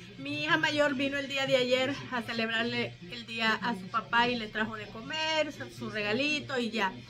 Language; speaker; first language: Spanish; native; Spanish